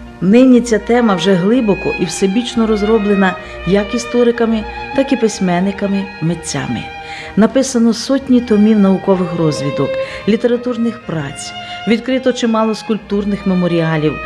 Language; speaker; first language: Ukrainian; native; Ukrainian